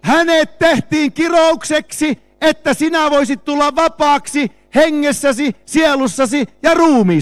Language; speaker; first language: Finnish; native; Finnish